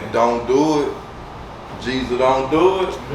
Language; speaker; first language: English; native; English